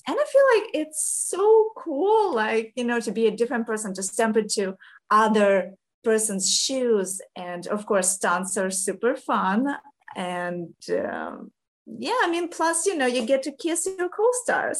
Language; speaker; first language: English; non-native, fluent; Ukrainian